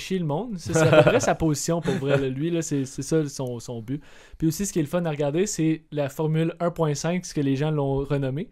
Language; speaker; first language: French; native; French